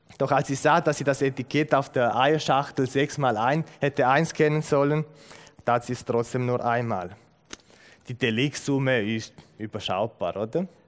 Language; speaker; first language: German; non-native, fluent; Romanian